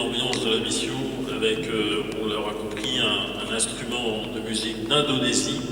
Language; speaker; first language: French; native; French